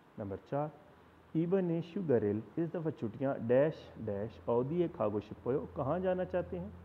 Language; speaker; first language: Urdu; non-native, local second language; Punjabi